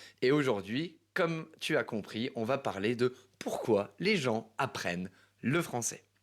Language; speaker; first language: French; native; French